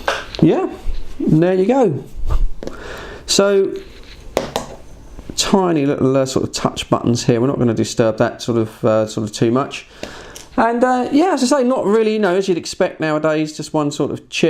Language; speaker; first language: English; native; English